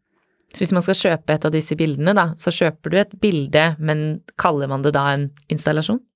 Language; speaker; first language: Norwegian; native; Norwegian